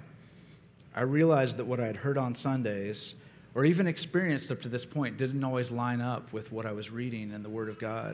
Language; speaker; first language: English; native; English